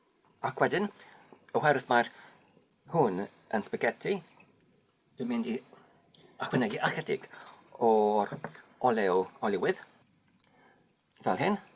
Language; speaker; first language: Welsh; non-native, learner; Polish